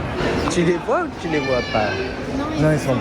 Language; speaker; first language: French; native; French